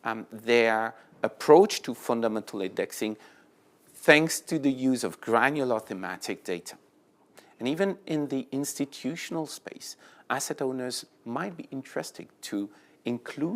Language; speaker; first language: English; non-native, fluent; French